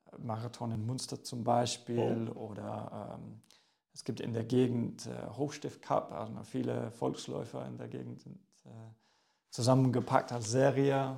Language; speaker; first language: German; non-native, fluent; English